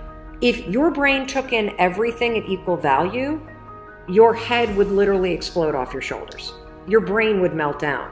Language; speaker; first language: English; native; English